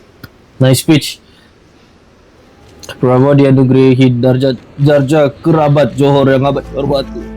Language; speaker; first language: Malay; native; Malay